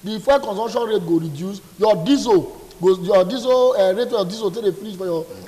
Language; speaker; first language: English; non-native, local second language; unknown